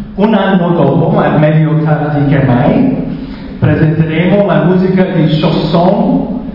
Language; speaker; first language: Italian; non-native, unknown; English